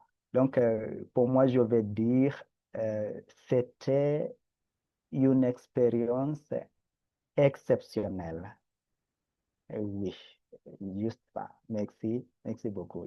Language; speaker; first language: French; non-native, learner; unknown